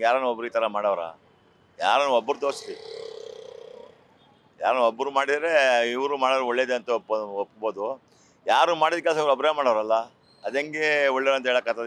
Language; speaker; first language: Kannada; native; Kannada